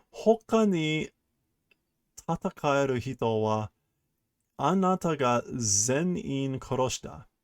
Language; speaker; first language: Japanese; non-native, learner; English